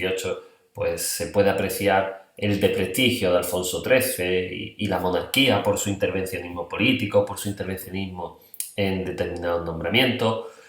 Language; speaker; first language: Spanish; native; Spanish